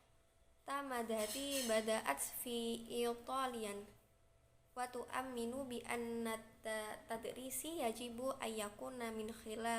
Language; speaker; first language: Arabic; non-native, learner; Indonesian